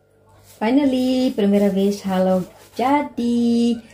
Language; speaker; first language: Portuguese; non-native, learner; Tetum